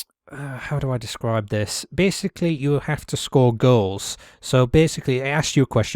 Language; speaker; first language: English; native; English